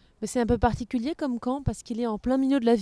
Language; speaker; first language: French; native; French